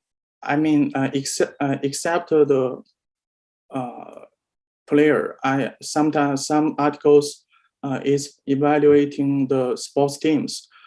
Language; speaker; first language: English; non-native, learner; Chinese